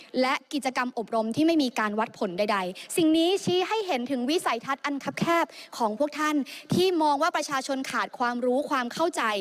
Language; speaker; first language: Thai; native; Thai